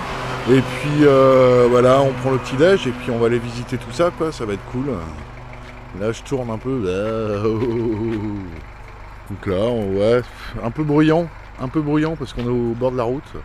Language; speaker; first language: French; native; French